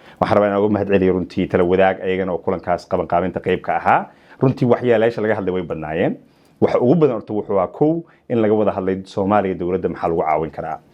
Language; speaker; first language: Somali; early bilingual, heritage; Somali